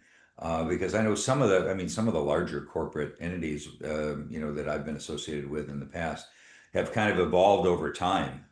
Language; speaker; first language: English; native; English